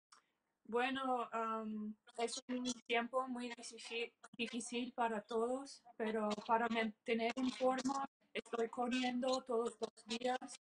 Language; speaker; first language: Spanish; early bilingual, heritage; English